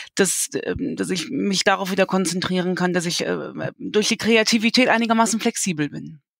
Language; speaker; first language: German; native; German